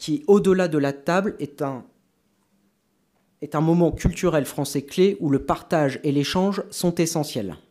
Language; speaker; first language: French; native; French